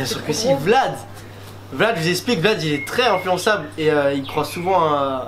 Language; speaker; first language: French; native; French